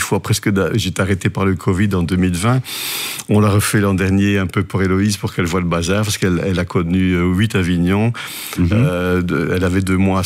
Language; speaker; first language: French; native; French